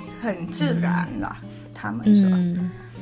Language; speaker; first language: Chinese; non-native, learner; Thai